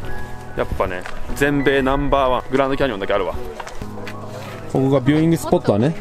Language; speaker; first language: Japanese; native; Japanese